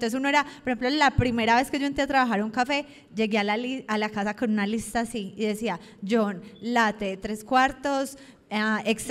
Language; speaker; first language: Spanish; native; Spanish